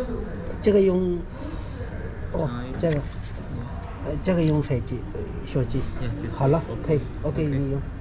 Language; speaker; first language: Chinese; non-native, learner; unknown